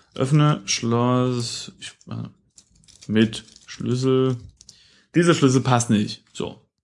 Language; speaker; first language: German; native; German